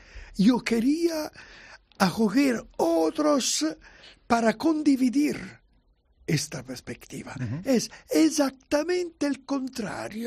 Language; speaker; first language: Spanish; non-native, fluent; Italian